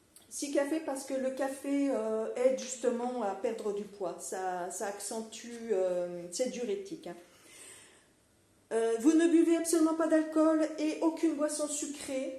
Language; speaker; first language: French; native; French